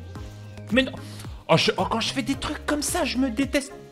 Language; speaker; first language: French; native; French